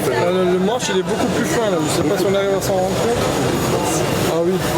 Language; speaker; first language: French; native; French